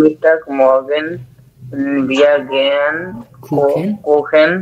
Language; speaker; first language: German; non-native, learner; Bangla